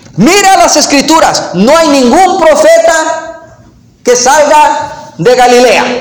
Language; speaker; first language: Spanish; non-native, fluent; English